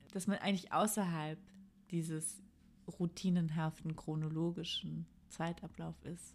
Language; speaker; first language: German; native; German